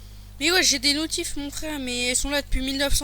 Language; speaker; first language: French; native; French